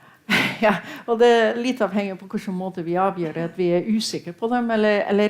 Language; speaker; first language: Norwegian; non-native, fluent; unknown